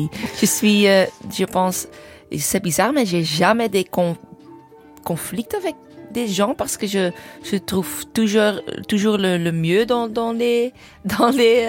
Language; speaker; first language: French; non-native, learner; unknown